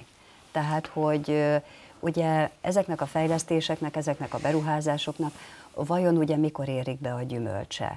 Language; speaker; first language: Hungarian; native; Hungarian